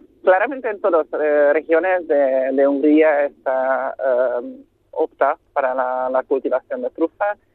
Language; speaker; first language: Spanish; non-native, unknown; Hungarian